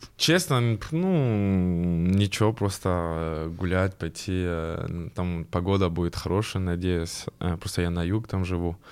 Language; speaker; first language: Russian; non-native, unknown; French